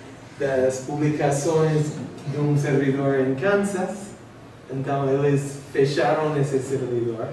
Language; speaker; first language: Portuguese; non-native, fluent; English